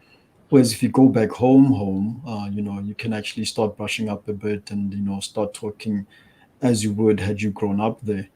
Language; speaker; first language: English; non-native, local second language; Tswana